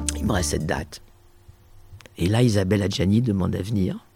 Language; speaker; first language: French; native; French